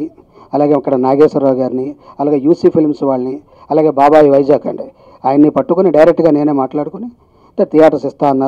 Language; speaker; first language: Telugu; native; Telugu